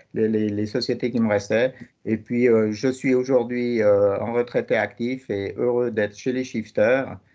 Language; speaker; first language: French; native; French